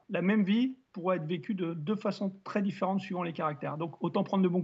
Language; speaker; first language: French; native; French